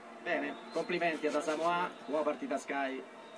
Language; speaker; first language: Italian; native; Italian